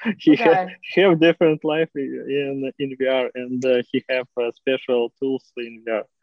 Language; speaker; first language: English; non-native, learner; Russian